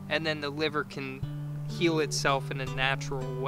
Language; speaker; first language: English; native; English